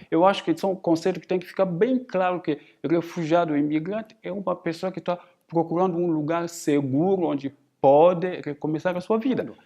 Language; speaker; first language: Portuguese; non-native, fluent; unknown